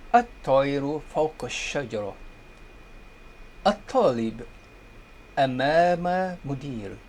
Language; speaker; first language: Arabic; non-native, fluent; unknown